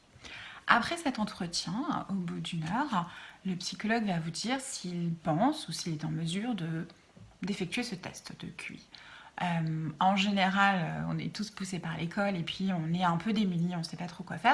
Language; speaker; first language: French; native; French